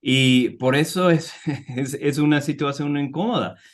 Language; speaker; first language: Spanish; non-native, fluent; English